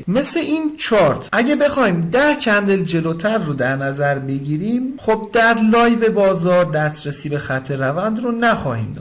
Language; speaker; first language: Persian; native; Persian